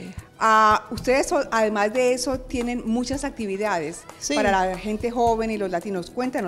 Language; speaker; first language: Spanish; native; Spanish